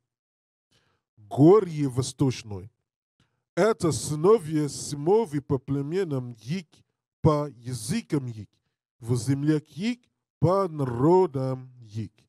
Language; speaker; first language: Russian; non-native, learner; English